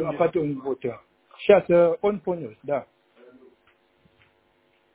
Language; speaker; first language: Russian; non-native, learner; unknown